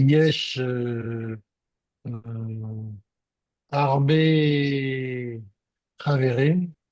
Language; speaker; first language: Hebrew; non-native, learner; French